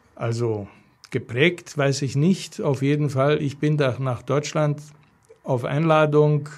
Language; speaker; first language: German; non-native, fluent; Romanian